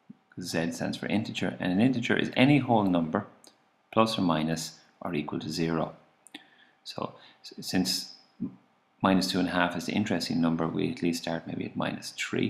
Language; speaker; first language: English; native; English